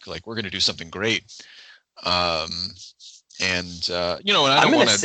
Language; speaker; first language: English; native; English